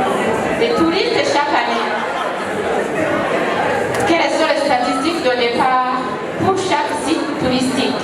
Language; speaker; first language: French; non-native, local second language; Rundi